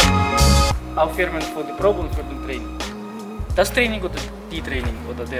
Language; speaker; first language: German; non-native, learner; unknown